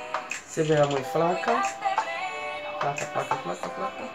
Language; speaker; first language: Spanish; non-native, fluent; Portuguese